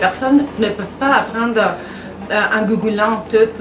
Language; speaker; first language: French; non-native, fluent; Spanish